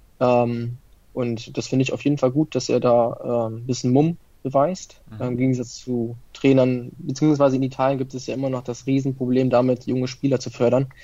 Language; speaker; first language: German; early bilingual, other home language; Italian